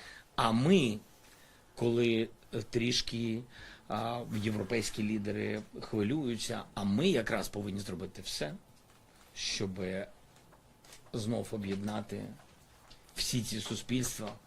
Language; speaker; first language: Ukrainian; non-native, local second language; Russian